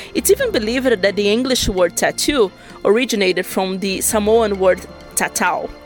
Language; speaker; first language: English; non-native, fluent; Portuguese